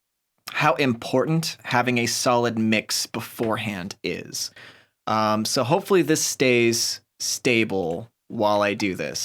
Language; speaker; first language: English; native; English